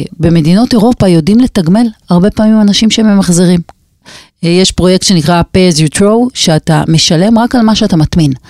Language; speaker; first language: Hebrew; native; Hebrew